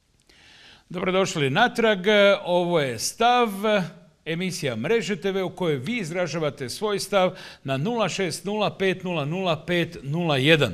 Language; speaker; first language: Serbian; native; Serbian